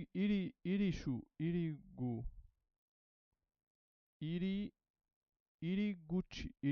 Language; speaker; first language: Japanese; non-native, learner; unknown